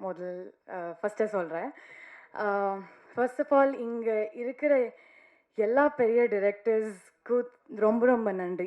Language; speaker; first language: Tamil; non-native, learner; Kannada